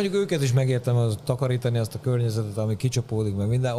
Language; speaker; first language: Hungarian; native; Hungarian